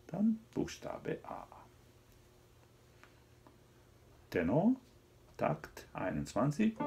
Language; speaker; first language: German; non-native, learner; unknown